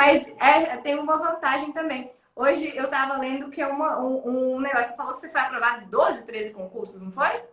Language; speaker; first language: Portuguese; native; Portuguese